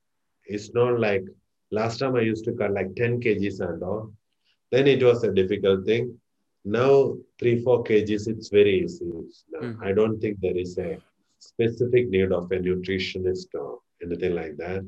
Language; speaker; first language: English; non-native, local second language; Malayalam